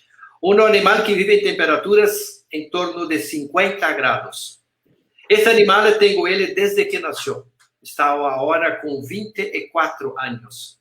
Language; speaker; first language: Spanish; non-native, learner; Portuguese